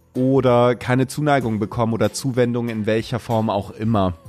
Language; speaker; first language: German; native; German